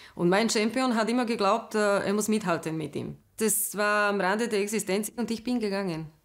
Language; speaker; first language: German; non-native, fluent; Slovak